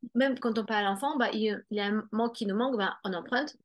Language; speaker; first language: French; non-native, fluent; Polish